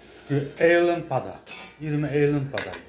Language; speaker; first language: Korean; non-native, learner; Uzbek